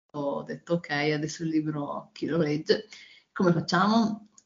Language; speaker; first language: Italian; native; Italian